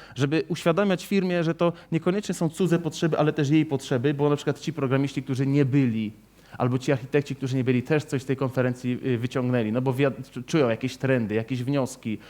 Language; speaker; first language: Polish; native; Polish